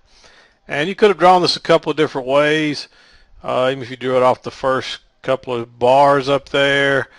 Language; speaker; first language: English; native; English